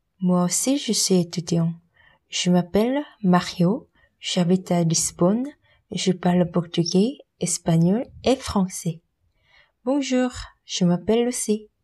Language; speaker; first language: French; non-native, learner; Korean